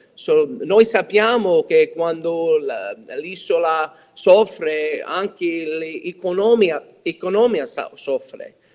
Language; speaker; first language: Italian; early bilingual, heritage; English